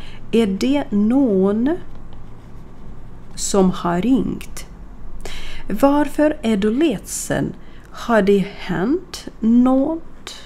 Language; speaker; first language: Swedish; non-native, fluent; Ukrainian